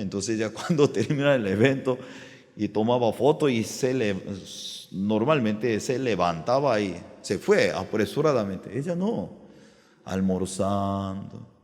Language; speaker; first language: Spanish; non-native, learner; Korean